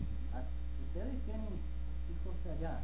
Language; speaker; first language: Spanish; non-native, fluent; English